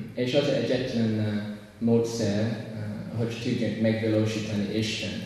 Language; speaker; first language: Hungarian; non-native, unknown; English